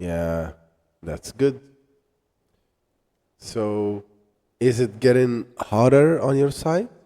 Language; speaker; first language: English; non-native, fluent; Arabic